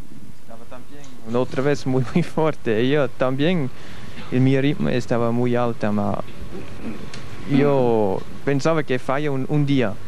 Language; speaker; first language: Spanish; non-native, learner; Swiss German